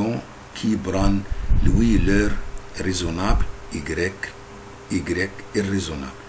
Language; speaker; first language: French; non-native, fluent; Arabic